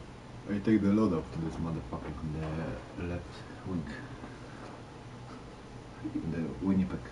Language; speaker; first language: English; non-native, learner; Polish